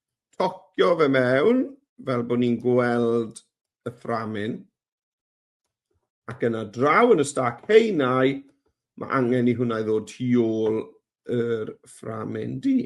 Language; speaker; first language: Welsh; native; Welsh